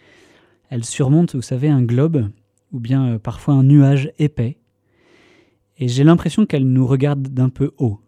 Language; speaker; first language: French; native; French